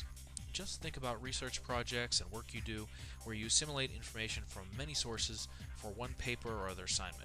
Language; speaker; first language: English; native; English